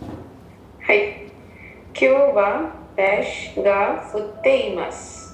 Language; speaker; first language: Japanese; non-native, learner; Hindi